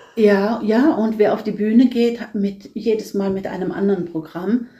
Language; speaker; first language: German; non-native, fluent; Norwegian